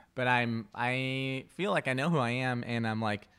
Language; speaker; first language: English; early bilingual, other home language; Spanish